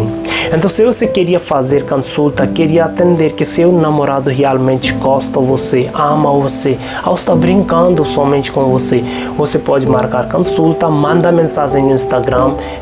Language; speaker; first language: Portuguese; non-native, local second language; Hindi